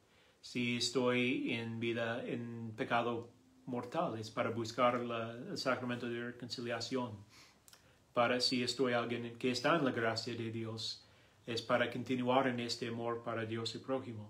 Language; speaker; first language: Spanish; non-native, learner; English